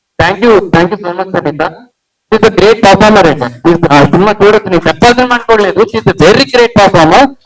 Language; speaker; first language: Telugu; early bilingual, heritage; Telugu